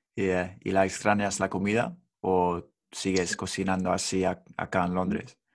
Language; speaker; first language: Spanish; non-native, fluent; English